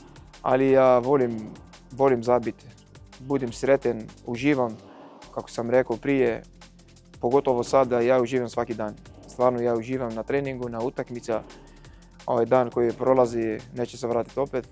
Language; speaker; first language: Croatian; non-native, fluent; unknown